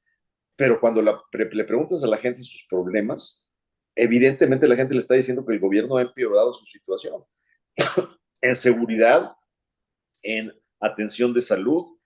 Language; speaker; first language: Spanish; native; Spanish